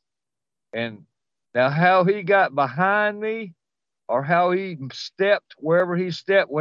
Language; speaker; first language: English; native; English